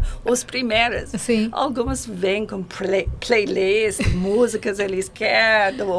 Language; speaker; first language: Portuguese; non-native, fluent; English